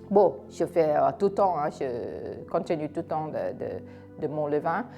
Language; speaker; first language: French; non-native, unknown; Thai